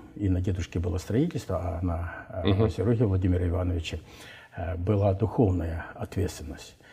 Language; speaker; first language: Russian; non-native, local second language; Ukrainian